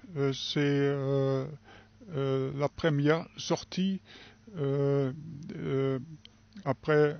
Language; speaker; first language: French; non-native, fluent; German